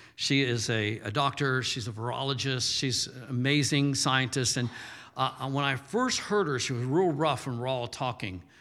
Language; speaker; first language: English; early bilingual, other home language; German